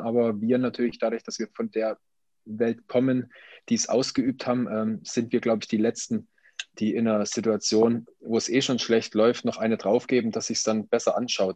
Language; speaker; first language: German; native; German